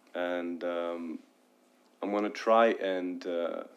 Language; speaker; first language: English; non-native, fluent; Arabic